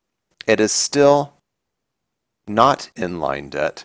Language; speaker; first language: English; native; English